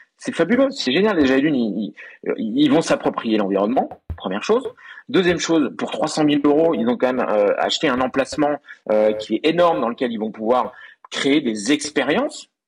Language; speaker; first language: French; native; French